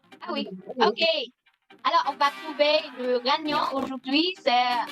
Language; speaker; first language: French; non-native, learner; Vietnamese